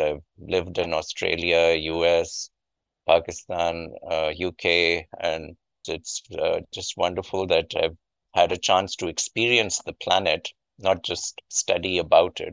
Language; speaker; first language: English; non-native, local second language; Urdu